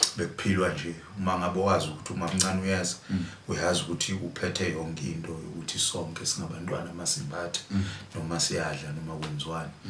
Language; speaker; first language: Zulu; native; Zulu